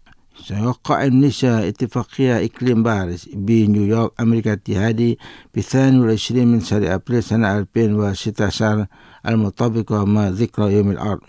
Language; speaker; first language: Arabic; non-native, fluent; Indonesian